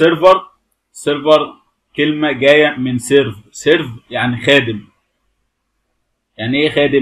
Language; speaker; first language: Arabic; native; Arabic